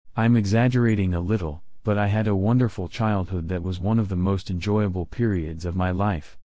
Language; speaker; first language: English; non-native, local second language; Cantonese